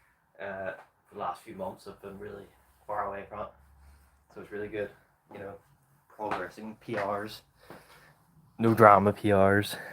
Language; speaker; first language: English; native; English